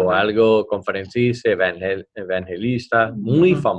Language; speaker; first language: Spanish; non-native, learner; English